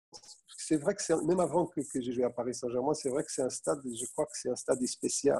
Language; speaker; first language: French; non-native, fluent; Portuguese